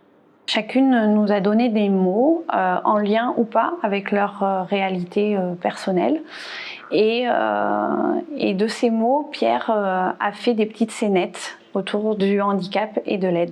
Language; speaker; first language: French; native; French